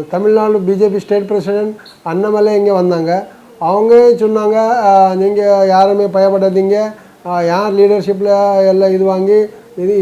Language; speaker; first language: Tamil; non-native, local second language; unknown